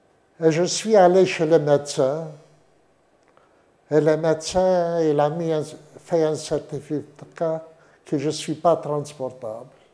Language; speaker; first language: French; non-native, fluent; Yiddish